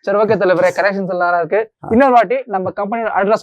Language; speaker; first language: Tamil; native; Tamil